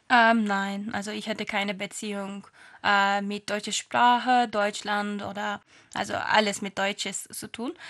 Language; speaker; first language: German; non-native, fluent; Turkish